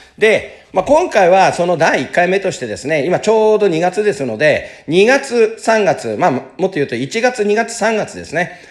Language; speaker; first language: Japanese; native; Japanese